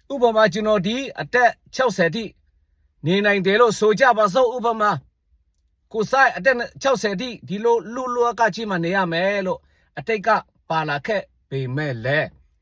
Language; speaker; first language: Burmese; non-native, local second language; Shan